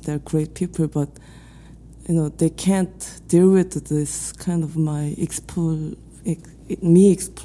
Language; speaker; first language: English; non-native, fluent; Korean